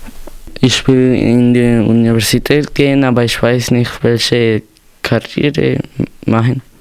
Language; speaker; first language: German; non-native, learner; Spanish